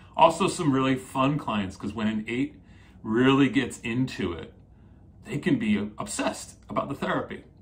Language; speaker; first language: English; native; English